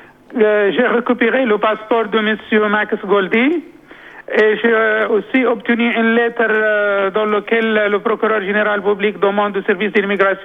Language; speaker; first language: French; non-native, local second language; Arabic